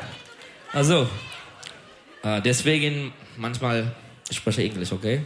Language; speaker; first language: German; non-native, learner; Turkish